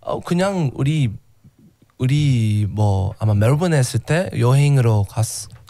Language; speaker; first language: Korean; non-native, learner; English